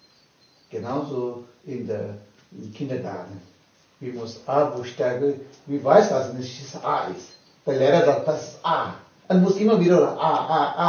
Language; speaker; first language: German; non-native, learner; Tibetan